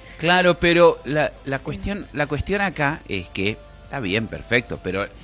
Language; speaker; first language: Spanish; native; Spanish